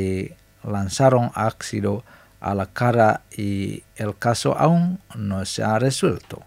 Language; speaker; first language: Spanish; non-native, fluent; Indonesian